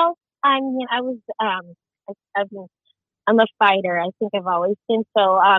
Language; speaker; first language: English; early bilingual, other home language; Filipino